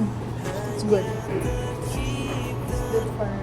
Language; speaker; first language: English; non-native, local second language; Filipino